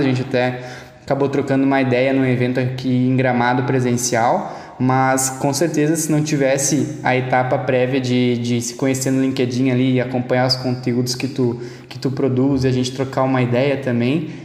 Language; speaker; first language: Portuguese; native; Portuguese